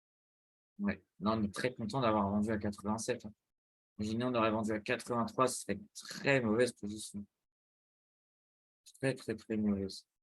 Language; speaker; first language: French; native; French